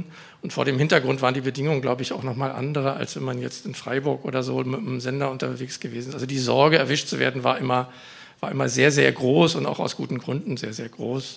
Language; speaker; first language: German; native; German